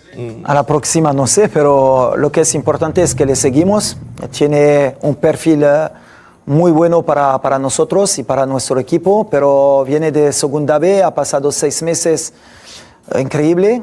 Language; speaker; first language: Spanish; non-native, fluent; French